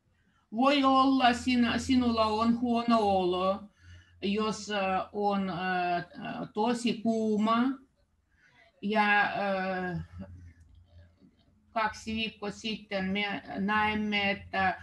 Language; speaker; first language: Finnish; non-native, learner; Russian